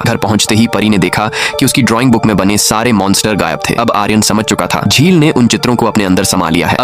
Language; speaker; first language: Hindi; native; Hindi